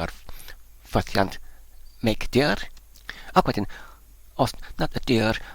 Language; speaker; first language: Welsh; non-native, learner; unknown